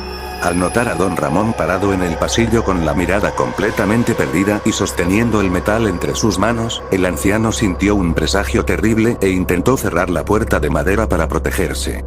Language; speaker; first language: Spanish; native; Spanish